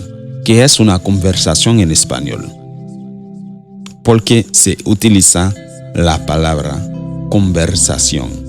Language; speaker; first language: Spanish; non-native, fluent; Haitian Creole